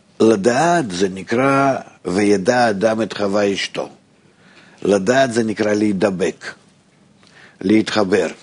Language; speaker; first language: Hebrew; non-native, fluent; Russian